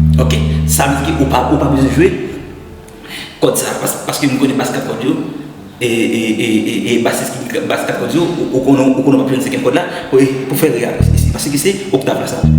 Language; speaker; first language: French; non-native, learner; Haitian Creole